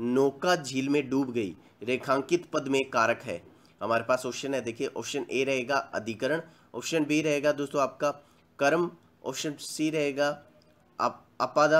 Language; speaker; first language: Hindi; native; Hindi